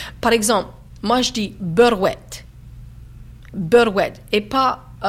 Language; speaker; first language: French; native; French